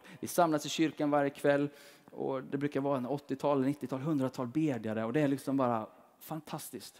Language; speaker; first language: Swedish; native; Swedish